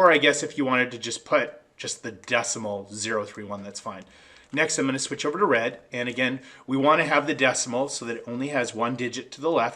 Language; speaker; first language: English; native; English